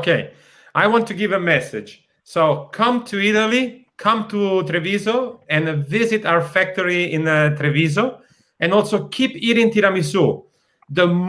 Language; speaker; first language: English; non-native, learner; Italian